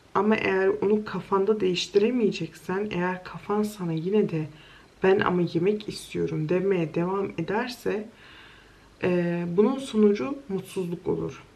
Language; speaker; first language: Turkish; early bilingual, heritage; Turkish